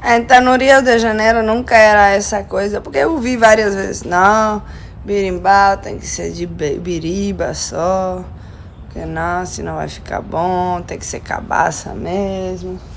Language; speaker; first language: Portuguese; non-native, fluent; Slovenian